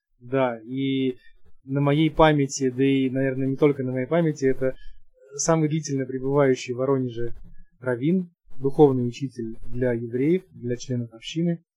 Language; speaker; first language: Russian; native; Russian